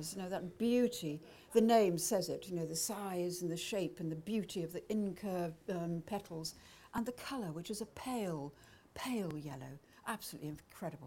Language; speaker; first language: English; native; English